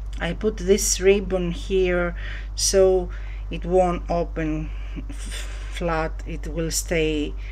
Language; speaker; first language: English; non-native, fluent; Greek